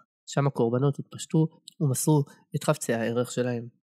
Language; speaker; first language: Hebrew; native; Hebrew